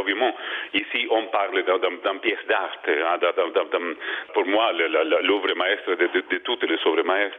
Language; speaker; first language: French; non-native, learner; Spanish